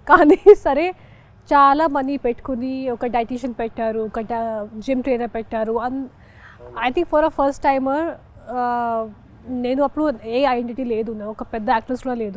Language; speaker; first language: Telugu; non-native, fluent; Hindi